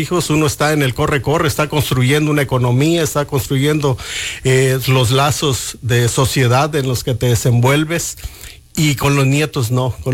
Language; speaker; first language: Spanish; native; Spanish